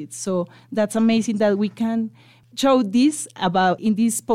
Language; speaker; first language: English; non-native, local second language; Spanish